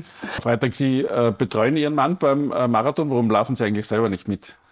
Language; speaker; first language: German; native; German